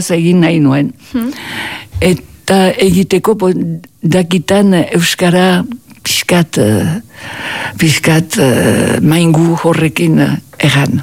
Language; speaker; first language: Basque; native; Basque